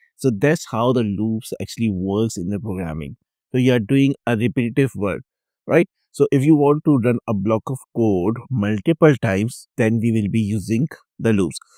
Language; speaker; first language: English; non-native, local second language; Urdu